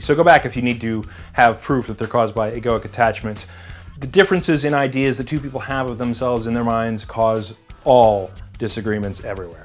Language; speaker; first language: English; native; English